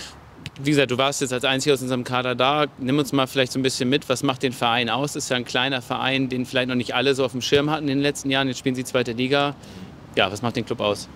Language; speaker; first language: German; native; German